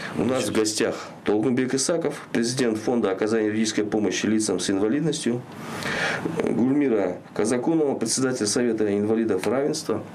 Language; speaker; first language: Russian; non-native, local second language; Kyrgyz